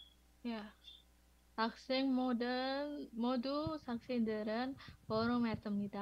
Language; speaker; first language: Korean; non-native, learner; Indonesian